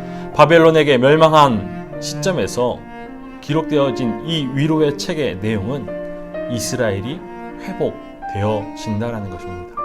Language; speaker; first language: Korean; native; Korean